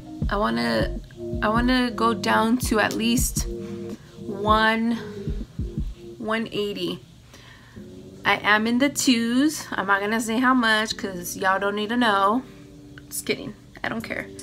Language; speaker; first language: English; early bilingual, other home language; Spanish